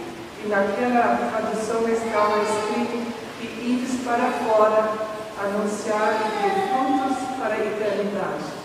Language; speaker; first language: Portuguese; non-native, fluent; German